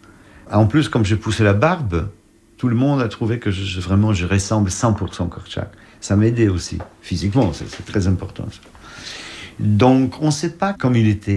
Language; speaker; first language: French; non-native, fluent; Polish